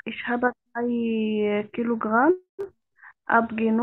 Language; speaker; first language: German; non-native, learner; Arabic